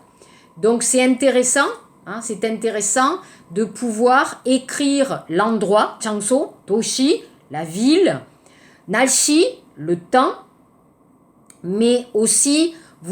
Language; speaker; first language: French; native; French